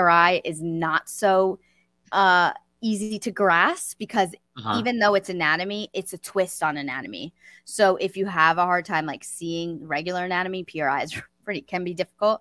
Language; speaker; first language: English; native; English